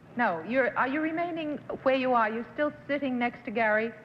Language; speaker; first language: English; native; English